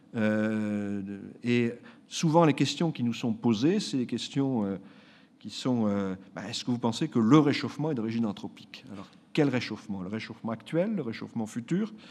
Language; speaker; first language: French; native; French